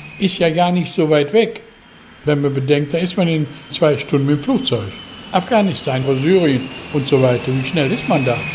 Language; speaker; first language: German; native; German